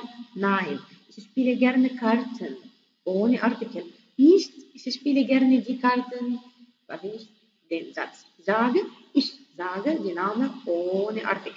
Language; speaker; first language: German; non-native, fluent; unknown